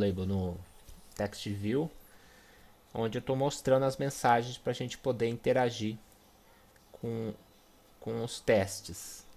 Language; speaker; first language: Portuguese; native; Portuguese